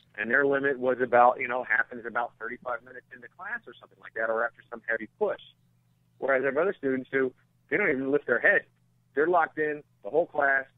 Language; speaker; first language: English; native; English